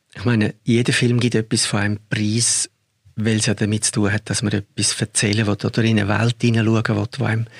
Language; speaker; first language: German; native; German